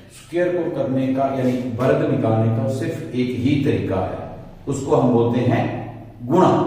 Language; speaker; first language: Hindi; non-native, local second language; Punjabi